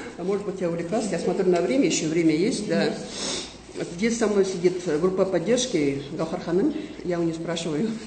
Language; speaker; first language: Russian; non-native, local second language; Kazakh